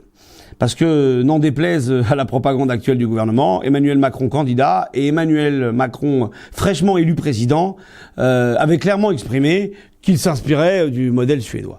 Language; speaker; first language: French; native; French